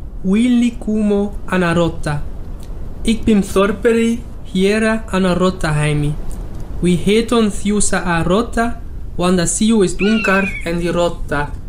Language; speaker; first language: Dutch; native; Dutch